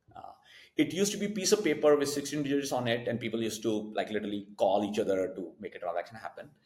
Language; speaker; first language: English; non-native, local second language; Hindi